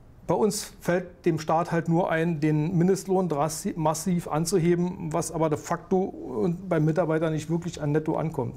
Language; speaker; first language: German; native; German